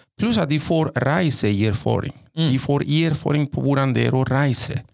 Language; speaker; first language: Norwegian; non-native, fluent; Greek